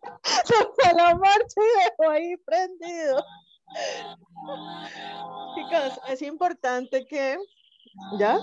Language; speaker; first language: Spanish; native; Spanish